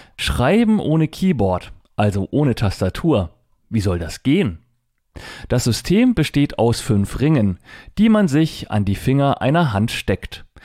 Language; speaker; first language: German; native; German